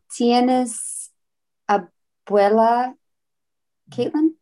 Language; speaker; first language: Spanish; non-native, learner; English